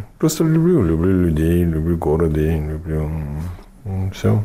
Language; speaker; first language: Russian; non-native, fluent; English